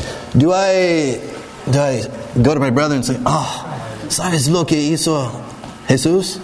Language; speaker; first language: Spanish; non-native, learner; English